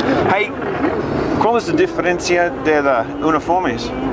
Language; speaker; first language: Spanish; non-native, learner; English